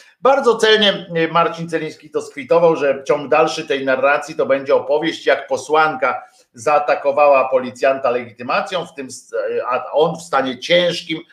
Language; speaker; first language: Polish; native; Polish